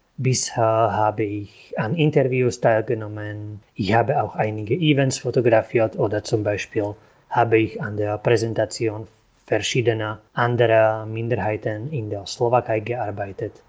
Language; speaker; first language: German; non-native, local second language; Slovak